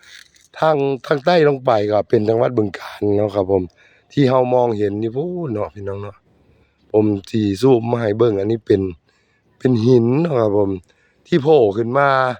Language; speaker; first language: Thai; non-native, local second language; Northeastern Thai